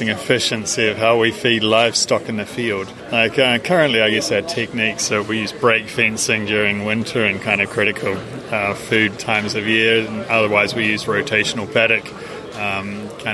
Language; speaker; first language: English; native; English